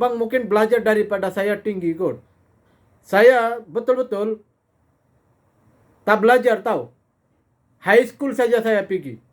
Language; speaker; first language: Indonesian; non-native, fluent; Bangla